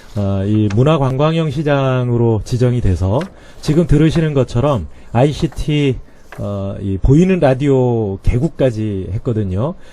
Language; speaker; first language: Korean; native; Korean